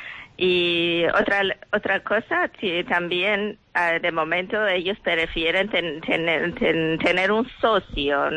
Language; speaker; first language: Spanish; non-native, learner; Persian